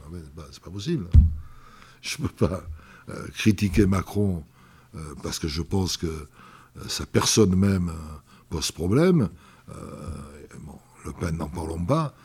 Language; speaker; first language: French; native; French